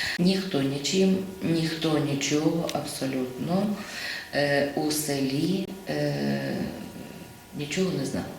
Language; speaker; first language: Ukrainian; native; Ukrainian